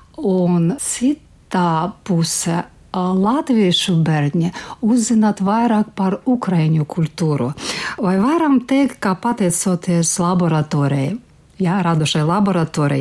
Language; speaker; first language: Latvian; non-native, learner; Ukrainian